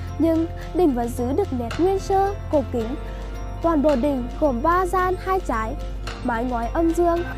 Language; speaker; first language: Vietnamese; native; Vietnamese